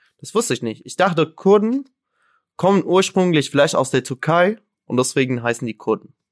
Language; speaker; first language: German; non-native, fluent; Arabic